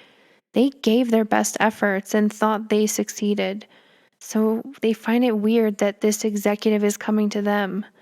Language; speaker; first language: English; native; English